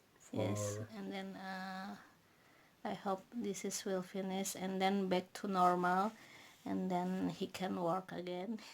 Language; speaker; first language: English; non-native, learner; Indonesian